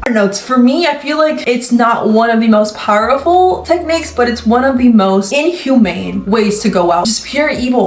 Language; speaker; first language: English; native; English